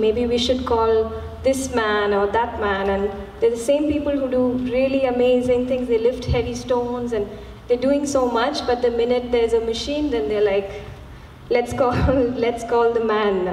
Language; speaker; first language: English; non-native, local second language; Malayalam